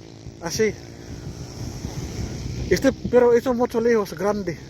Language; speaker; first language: Spanish; non-native, learner; Filipino